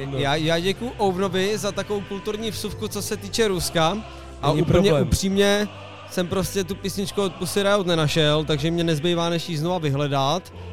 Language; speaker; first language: Czech; native; Czech